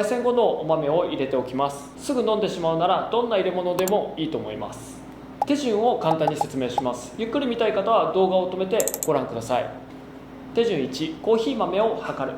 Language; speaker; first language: Japanese; native; Japanese